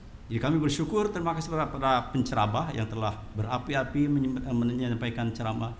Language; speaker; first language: Indonesian; native; Indonesian